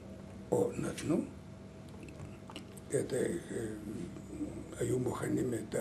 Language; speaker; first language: Hebrew; non-native, learner; Lithuanian